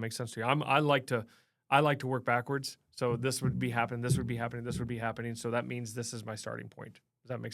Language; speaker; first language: English; native; English